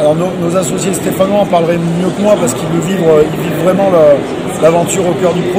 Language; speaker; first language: French; native; French